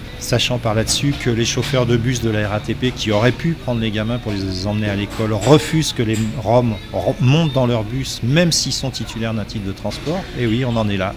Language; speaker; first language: French; native; French